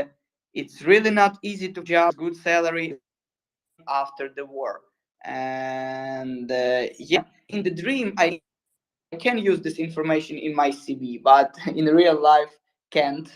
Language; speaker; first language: English; non-native, learner; Ukrainian